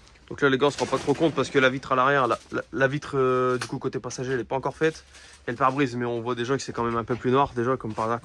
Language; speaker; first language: French; native; French